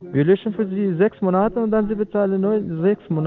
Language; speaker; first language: German; non-native, learner; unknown